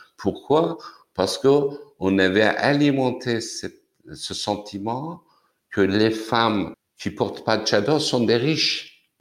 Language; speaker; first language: French; non-native, fluent; Persian